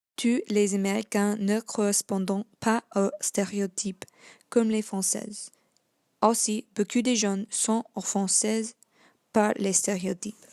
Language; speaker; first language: French; non-native, learner; English